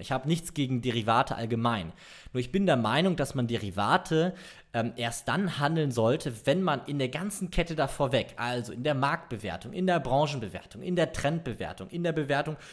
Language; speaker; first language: German; native; German